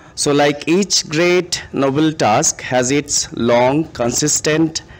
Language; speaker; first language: English; non-native, local second language; Bangla